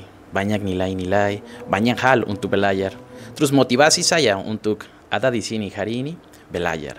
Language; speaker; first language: Indonesian; non-native, fluent; Spanish